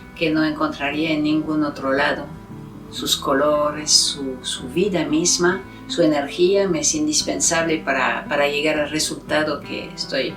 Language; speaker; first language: Spanish; non-native, fluent; French